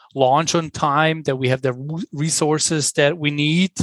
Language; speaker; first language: English; non-native, fluent; Swiss German